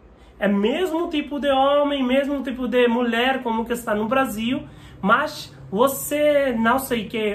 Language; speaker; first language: Portuguese; non-native, learner; Hindi